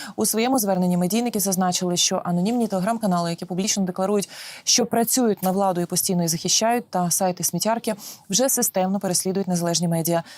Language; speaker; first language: Ukrainian; native; Ukrainian